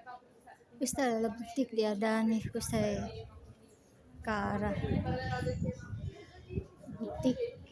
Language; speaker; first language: Italian; non-native, fluent; Cebuano